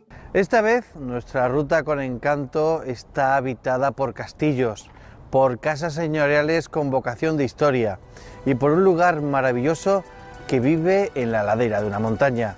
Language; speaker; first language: Spanish; native; Spanish